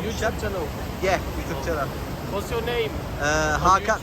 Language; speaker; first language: English; non-native, learner; Turkish